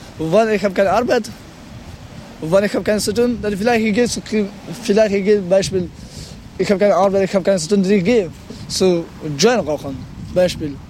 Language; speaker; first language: German; non-native, learner; Pashto